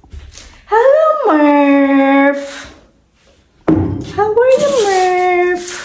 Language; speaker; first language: English; non-native, local second language; Filipino